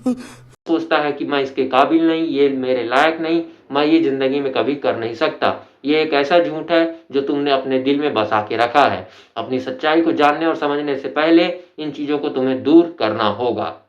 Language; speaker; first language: Hindi; native; Hindi